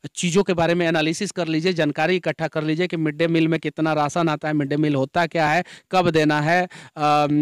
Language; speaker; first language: Hindi; native; Hindi